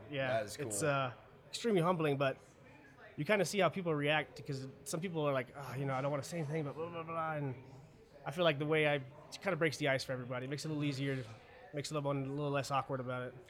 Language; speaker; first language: English; early bilingual, other home language; German